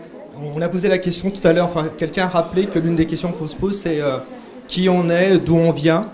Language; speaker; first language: French; native; French